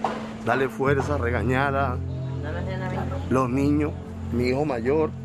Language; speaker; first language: Spanish; native; Spanish